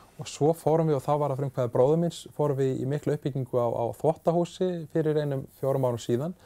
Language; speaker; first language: Icelandic; native; Icelandic